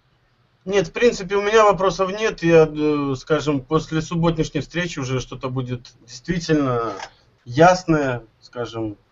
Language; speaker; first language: Russian; native; Russian